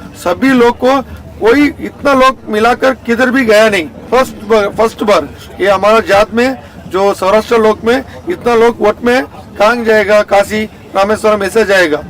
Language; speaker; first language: Hindi; non-native, local second language; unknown